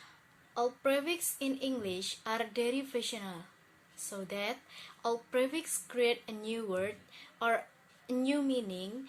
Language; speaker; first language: English; non-native, learner; Indonesian